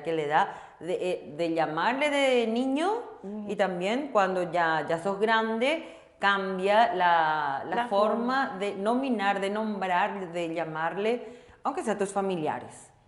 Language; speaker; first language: Spanish; non-native, local second language; Korean